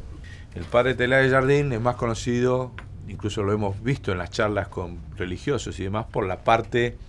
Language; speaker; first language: Spanish; native; Spanish